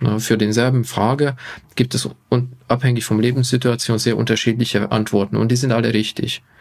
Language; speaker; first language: German; non-native, fluent; Hungarian